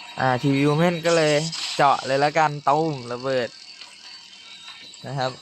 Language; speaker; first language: Thai; native; Thai